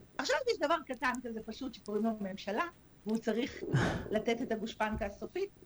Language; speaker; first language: Hebrew; early bilingual, other home language; Russian